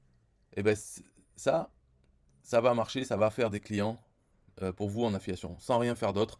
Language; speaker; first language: French; native; French